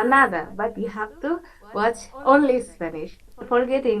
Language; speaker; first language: English; non-native, fluent; Bangla